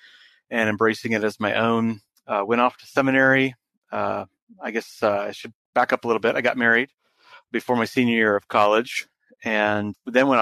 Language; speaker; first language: English; native; English